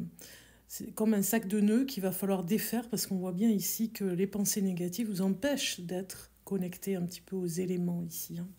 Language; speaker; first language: French; native; French